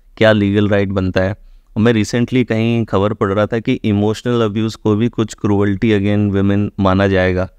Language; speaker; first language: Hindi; native; Hindi